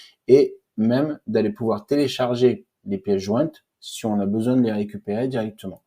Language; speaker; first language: French; native; French